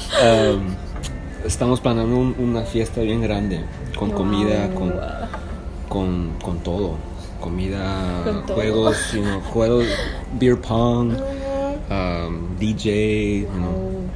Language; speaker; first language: Spanish; early bilingual, heritage; Spanish